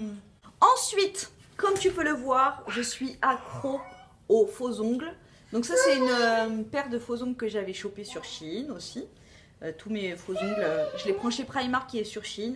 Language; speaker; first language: French; native; French